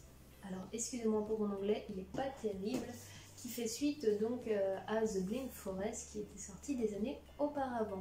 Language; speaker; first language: French; native; French